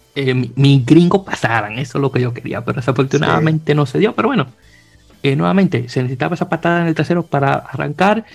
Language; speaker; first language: Spanish; native; Spanish